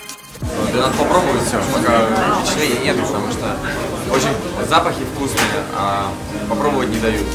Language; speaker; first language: Russian; native; Russian